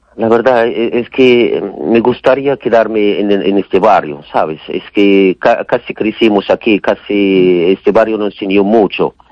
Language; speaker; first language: Spanish; non-native, fluent; Arabic